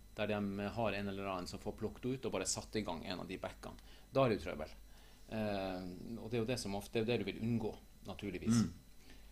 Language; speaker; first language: Norwegian; native; Norwegian